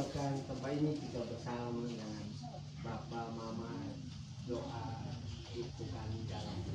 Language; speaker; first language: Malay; non-native, local second language; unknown